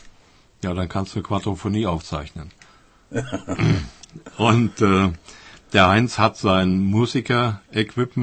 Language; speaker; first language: German; native; German